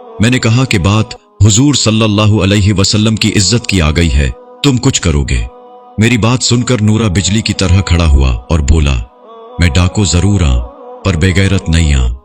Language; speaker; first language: Urdu; non-native, local second language; Punjabi